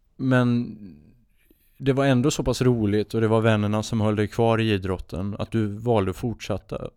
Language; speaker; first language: Swedish; native; Swedish